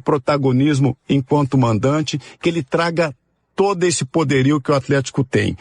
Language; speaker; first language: Portuguese; native; Portuguese